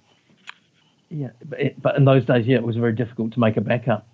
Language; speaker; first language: English; native; English